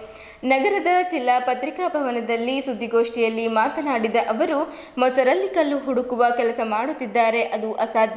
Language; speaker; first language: Kannada; native; Kannada